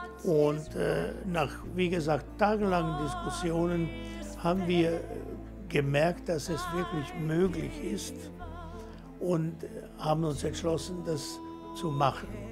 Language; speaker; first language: German; non-native, fluent; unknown